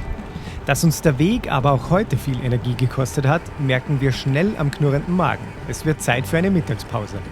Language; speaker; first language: German; native; German